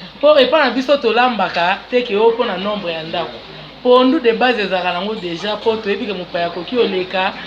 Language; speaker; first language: Lingala; non-native, local second language; Luba-Lulua